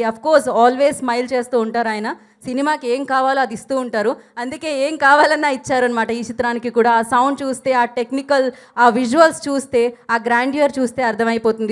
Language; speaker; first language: Telugu; native; Telugu